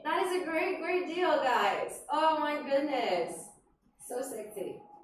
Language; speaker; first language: English; non-native, fluent; Spanish